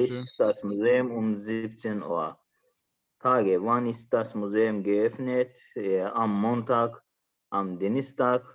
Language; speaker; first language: German; non-native, learner; Azerbaijani